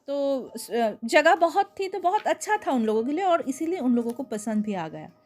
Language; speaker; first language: Hindi; non-native, local second language; Bangla